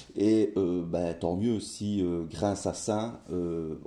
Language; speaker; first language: French; native; French